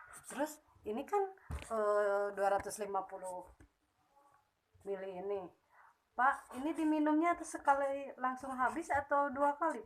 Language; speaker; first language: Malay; non-native, local second language; Sundanese